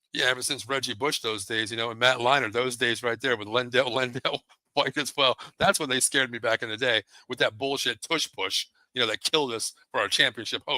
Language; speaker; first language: English; native; English